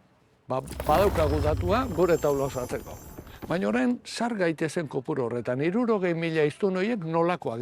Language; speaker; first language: Basque; native; Basque